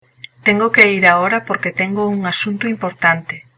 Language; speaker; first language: Spanish; non-native, learner; English